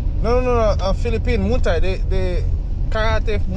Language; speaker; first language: English; non-native, learner; Haitian Creole